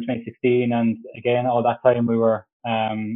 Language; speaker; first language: English; native; English